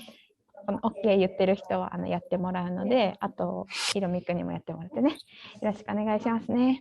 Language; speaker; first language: Japanese; native; Japanese